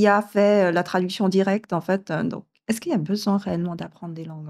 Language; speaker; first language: French; native; French